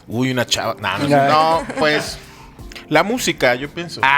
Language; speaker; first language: Spanish; native; Spanish